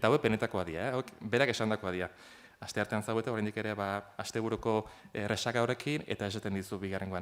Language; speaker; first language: Basque; native; Basque